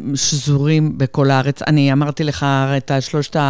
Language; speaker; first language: Hebrew; non-native, fluent; Spanish